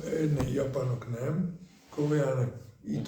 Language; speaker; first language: Hungarian; early bilingual, heritage; Hungarian